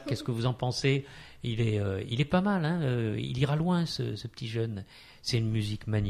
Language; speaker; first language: French; native; French